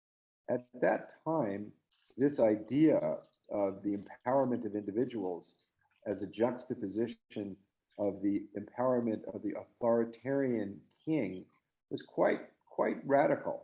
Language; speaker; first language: English; native; English